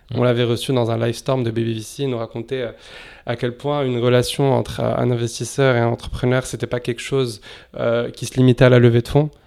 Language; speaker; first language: French; non-native, local second language; Arabic